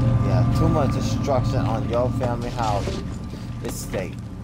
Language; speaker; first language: English; native; English